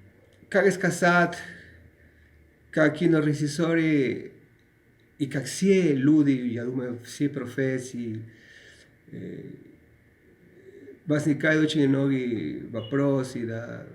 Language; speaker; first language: Russian; non-native, learner; Spanish